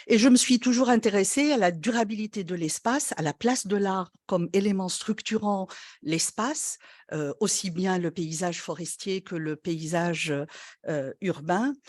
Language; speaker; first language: French; non-native, local second language; Arabic